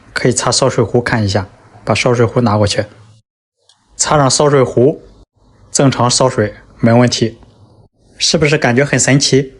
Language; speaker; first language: Chinese; native; Chinese